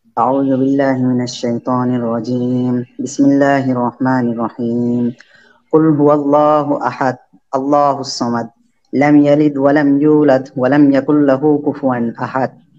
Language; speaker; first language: Hindi; non-native, learner; Bangla